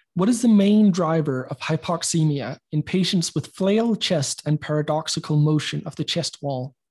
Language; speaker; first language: English; non-native, fluent; Danish